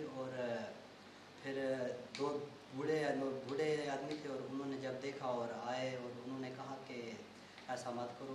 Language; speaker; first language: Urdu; non-native, local second language; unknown